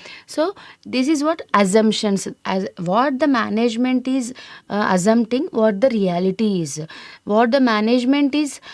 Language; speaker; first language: English; non-native, local second language; Telugu